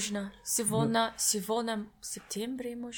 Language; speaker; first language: Russian; non-native, learner; English